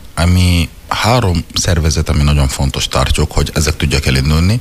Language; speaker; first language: Hungarian; non-native, fluent; Arabic